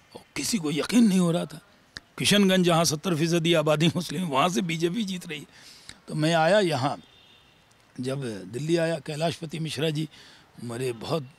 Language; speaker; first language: Hindi; native; Hindi